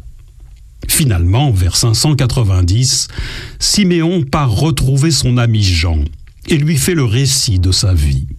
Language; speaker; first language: French; native; French